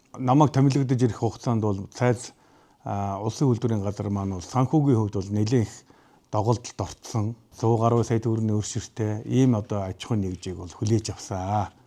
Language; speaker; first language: Mongolian; native; Mongolian